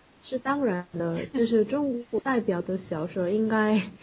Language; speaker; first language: Chinese; non-native, fluent; Korean